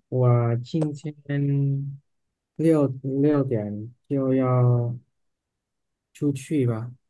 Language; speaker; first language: Chinese; non-native, learner; Vietnamese